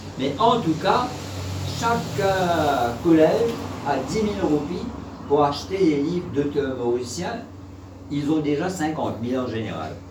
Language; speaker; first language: French; non-native, local second language; Morisyen